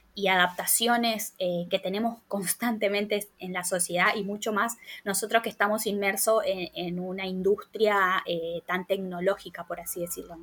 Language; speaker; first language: Spanish; native; Spanish